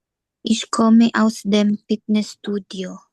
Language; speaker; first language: German; non-native, learner; Filipino